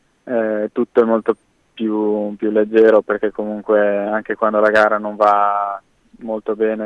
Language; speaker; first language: Italian; native; Italian